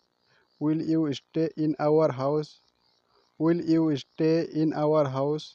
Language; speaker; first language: English; non-native, learner; Odia